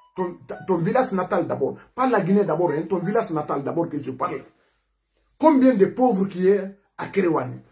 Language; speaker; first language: French; non-native, local second language; Mandingo